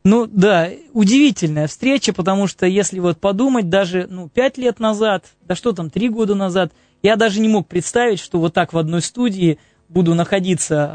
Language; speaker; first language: Russian; native; Russian